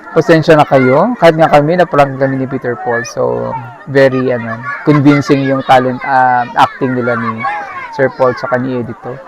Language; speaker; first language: Filipino; native; Filipino